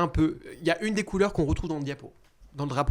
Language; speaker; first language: French; native; French